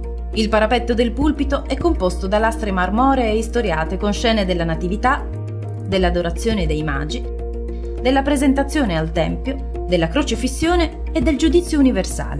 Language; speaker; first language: Italian; native; Italian